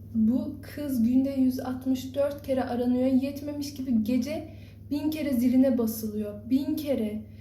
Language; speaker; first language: Turkish; early bilingual, heritage; Turkish